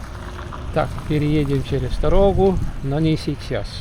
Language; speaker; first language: Russian; non-native, local second language; Estonian